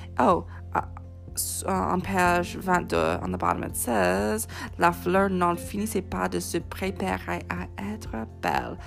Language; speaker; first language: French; non-native, fluent; English